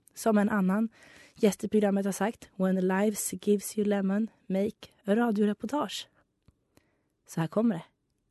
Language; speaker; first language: Swedish; native; Swedish